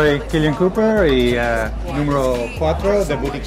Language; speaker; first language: Spanish; non-native, fluent; English